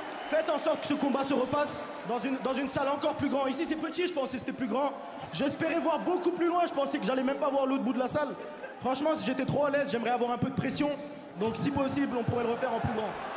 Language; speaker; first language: French; native; French